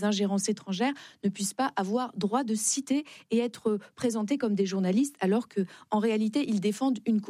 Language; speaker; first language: French; native; French